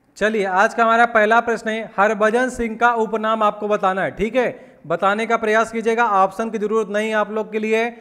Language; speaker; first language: Hindi; native; Hindi